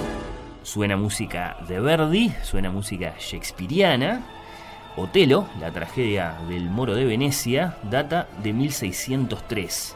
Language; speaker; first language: Spanish; native; Spanish